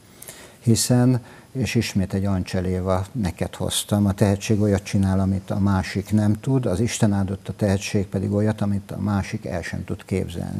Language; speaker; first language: Hungarian; native; Hungarian